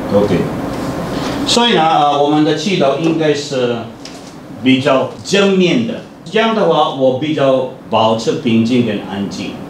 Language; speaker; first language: Chinese; non-native, fluent; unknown